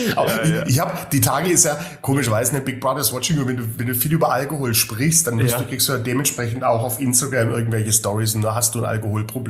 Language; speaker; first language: German; native; German